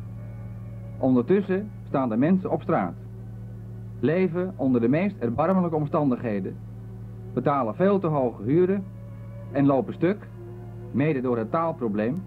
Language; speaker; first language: Dutch; native; Dutch